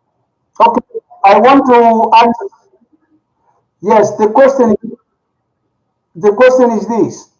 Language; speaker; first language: English; non-native, learner; Spanish